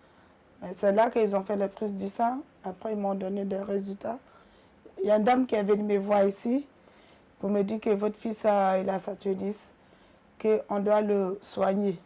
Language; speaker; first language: French; native; French